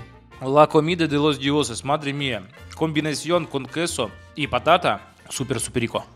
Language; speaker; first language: Spanish; non-native, fluent; Russian